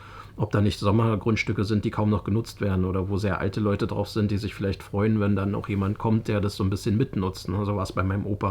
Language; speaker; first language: German; native; German